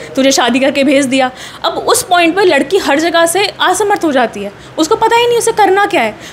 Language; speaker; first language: Hindi; native; Hindi